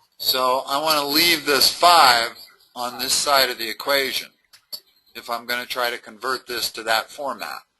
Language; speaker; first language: English; native; English